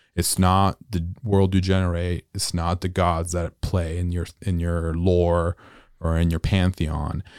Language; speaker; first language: English; non-native, fluent; Italian